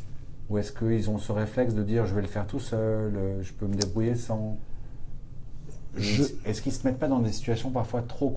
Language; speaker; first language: French; native; French